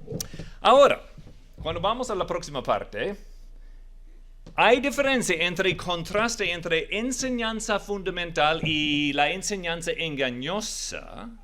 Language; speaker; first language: Spanish; non-native, fluent; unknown